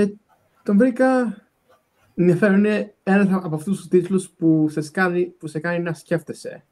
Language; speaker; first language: Greek; early bilingual, other home language; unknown